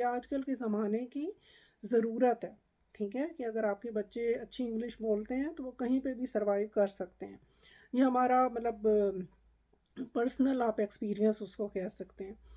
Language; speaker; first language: Urdu; native; Urdu